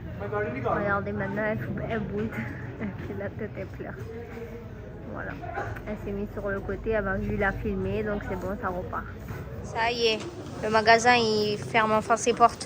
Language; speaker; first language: French; native; French